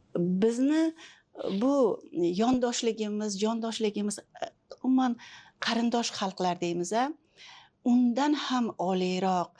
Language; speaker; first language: Uzbek; early bilingual, heritage; Uzbek